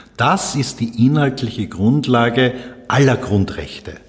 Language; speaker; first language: German; native; German